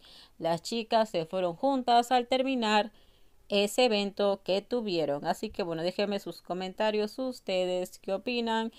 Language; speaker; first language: Spanish; native; Spanish